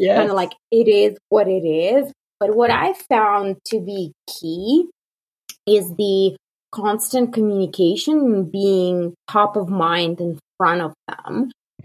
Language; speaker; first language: English; non-native, fluent; Russian